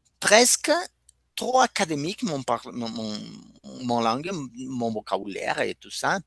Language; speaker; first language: French; non-native, fluent; Spanish